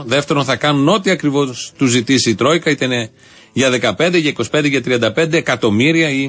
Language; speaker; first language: Greek; native; Greek